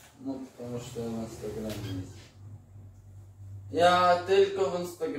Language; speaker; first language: Russian; non-native, local second language; Ukrainian